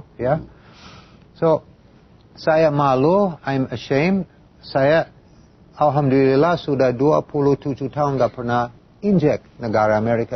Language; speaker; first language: Indonesian; non-native, fluent; English